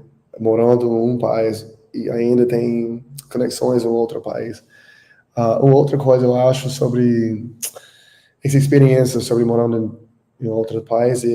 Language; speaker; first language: Portuguese; non-native, learner; English